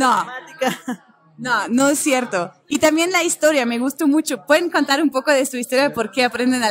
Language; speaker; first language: Spanish; non-native, fluent; German